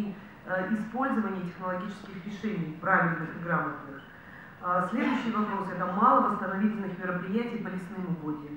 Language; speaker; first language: Russian; native; Russian